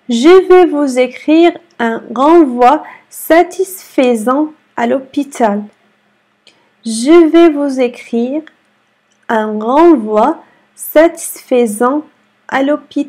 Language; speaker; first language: French; non-native, fluent; Arabic